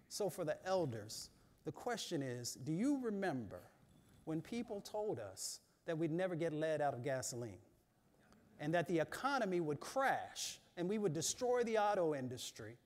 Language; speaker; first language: English; native; English